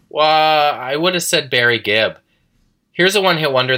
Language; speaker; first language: English; native; English